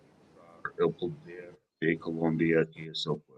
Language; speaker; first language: Spanish; non-native, learner; English